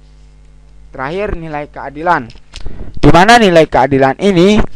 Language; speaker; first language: Indonesian; native; Indonesian